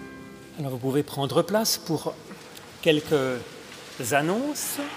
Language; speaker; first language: French; native; French